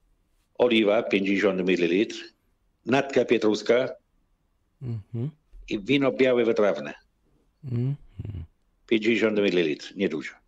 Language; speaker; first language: Polish; non-native, learner; Italian